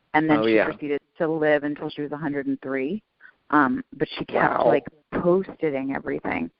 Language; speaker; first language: English; native; English